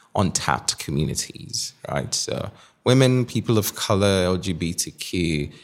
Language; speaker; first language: English; non-native, local second language; Igbo